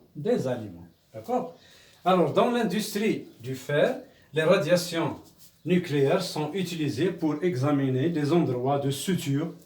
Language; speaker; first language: French; non-native, local second language; Arabic